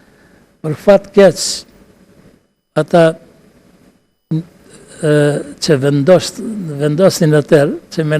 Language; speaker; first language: Albanian; native; Albanian